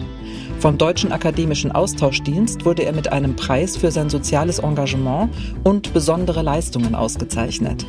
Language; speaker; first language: German; native; German